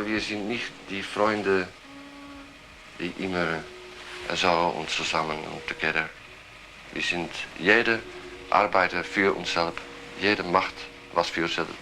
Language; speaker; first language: German; non-native, learner; Dutch